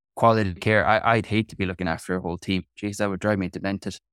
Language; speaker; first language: English; native; English